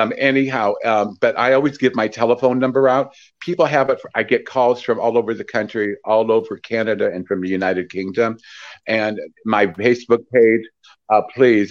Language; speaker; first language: English; native; English